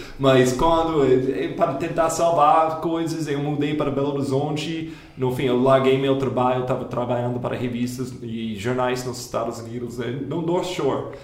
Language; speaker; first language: Portuguese; non-native, fluent; English